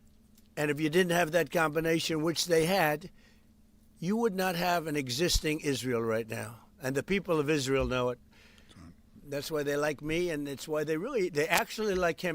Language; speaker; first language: English; native; English